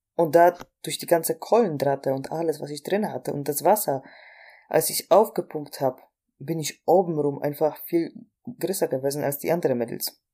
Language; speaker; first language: German; non-native, fluent; Polish